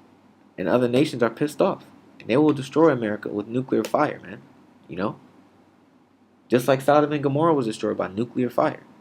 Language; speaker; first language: English; native; English